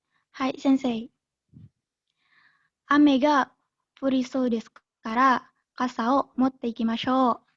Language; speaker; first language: Japanese; non-native, learner; Indonesian